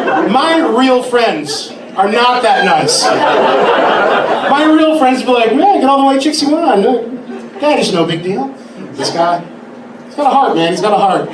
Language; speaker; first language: English; native; English